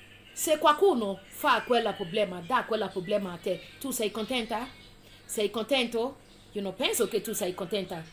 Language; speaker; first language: Italian; non-native, fluent; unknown